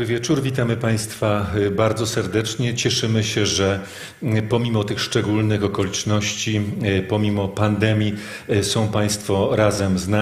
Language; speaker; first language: Polish; native; Polish